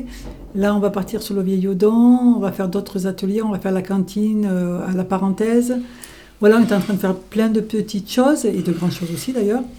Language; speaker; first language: French; native; French